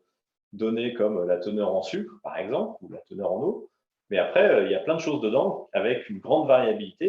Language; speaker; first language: French; native; French